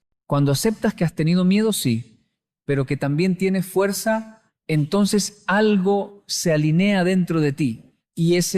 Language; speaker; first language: Spanish; native; Spanish